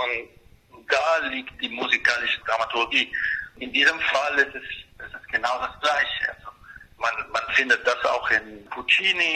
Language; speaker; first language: German; non-native, fluent; Spanish